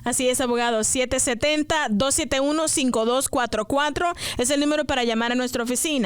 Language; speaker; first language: Spanish; native; Spanish